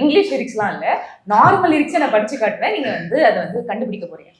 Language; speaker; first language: Tamil; native; Tamil